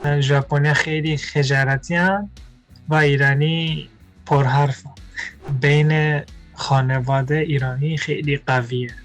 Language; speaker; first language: Persian; non-native, learner; Japanese